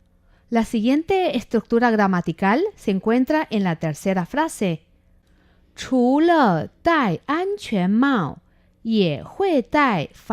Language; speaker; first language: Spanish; non-native, fluent; Chinese